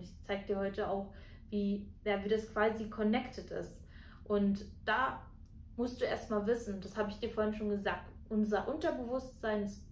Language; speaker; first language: German; native; German